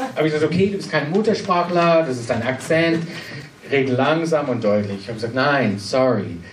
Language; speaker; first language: German; non-native, fluent; English